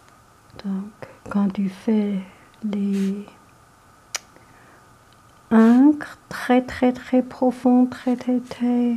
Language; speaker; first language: French; non-native, learner; Chinese